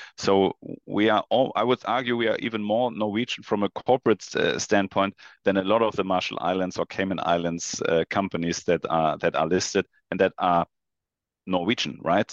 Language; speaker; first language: English; non-native, fluent; German